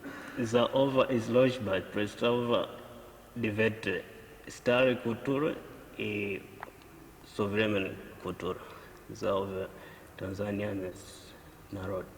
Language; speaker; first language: Macedonian; non-native, learner; Swahili